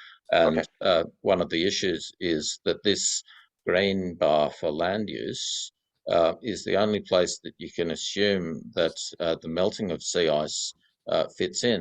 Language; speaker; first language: English; native; English